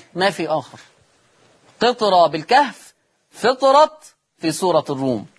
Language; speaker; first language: Arabic; native; Arabic